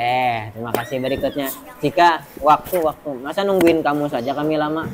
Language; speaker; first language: Indonesian; native; Indonesian